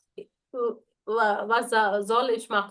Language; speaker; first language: German; non-native, fluent; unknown